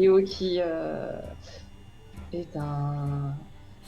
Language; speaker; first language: French; native; French